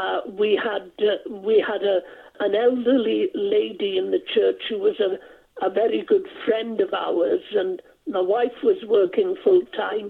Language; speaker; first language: English; non-native, local second language; Welsh